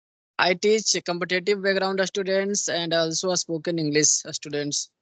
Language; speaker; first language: English; non-native, local second language; Hindi